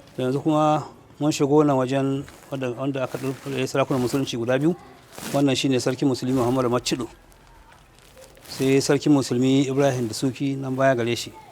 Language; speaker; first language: Hausa; native; Hausa